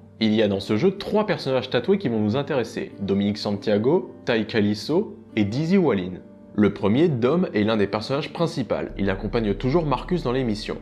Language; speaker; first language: French; native; French